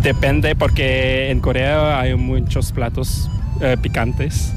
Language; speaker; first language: Spanish; non-native, learner; Korean